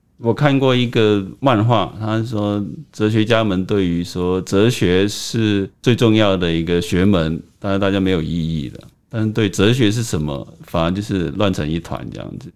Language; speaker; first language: Chinese; native; Chinese